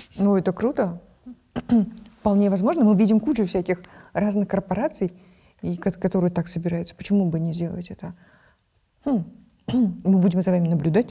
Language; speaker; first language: Russian; non-native, local second language; Kyrgyz